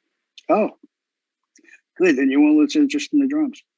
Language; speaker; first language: English; native; English